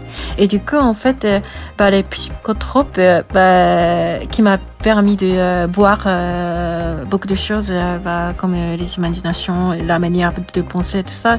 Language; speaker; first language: French; non-native, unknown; Japanese